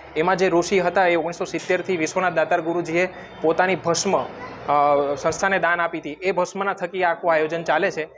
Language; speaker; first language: Gujarati; native; Gujarati